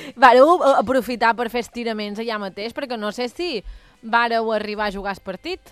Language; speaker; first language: Catalan; native; Catalan